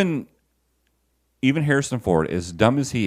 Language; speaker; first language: English; native; English